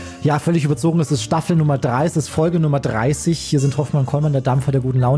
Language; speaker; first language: German; native; German